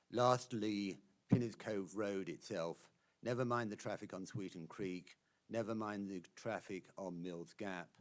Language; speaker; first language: English; native; English